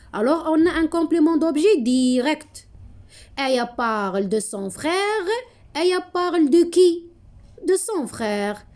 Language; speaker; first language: French; non-native, local second language; Arabic